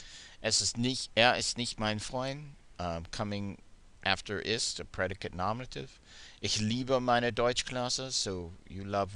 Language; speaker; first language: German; non-native, fluent; English